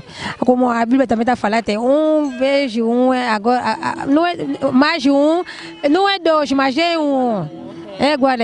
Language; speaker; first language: Portuguese; non-native, local second language; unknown